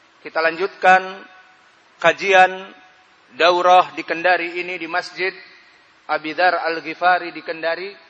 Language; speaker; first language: Indonesian; native; Indonesian